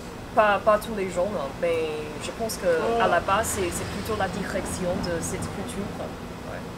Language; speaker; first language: French; non-native, fluent; Chinese